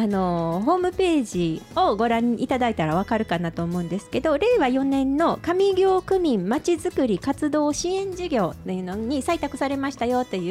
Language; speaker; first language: Japanese; native; Japanese